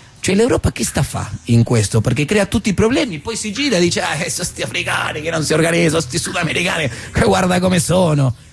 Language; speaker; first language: Italian; non-native, fluent; Spanish